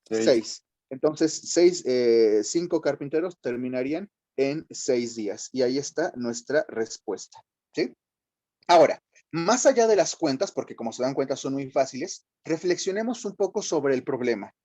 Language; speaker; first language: Spanish; native; Spanish